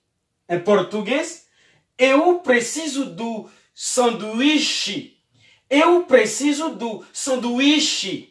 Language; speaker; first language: Portuguese; non-native, learner; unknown